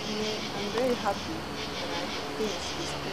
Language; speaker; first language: English; non-native, learner; Japanese